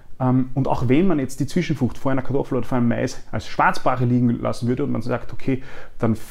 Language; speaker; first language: German; native; German